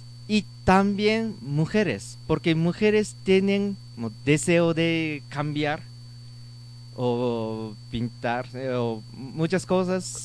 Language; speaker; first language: Spanish; non-native, learner; Japanese